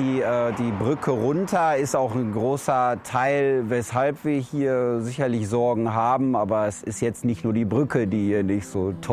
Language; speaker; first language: German; native; German